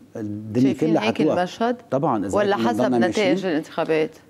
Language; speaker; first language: Arabic; native; Arabic